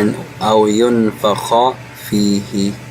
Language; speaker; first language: Arabic; non-native, learner; English